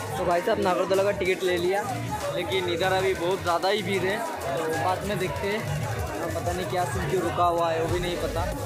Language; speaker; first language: Hindi; non-native, local second language; Bangla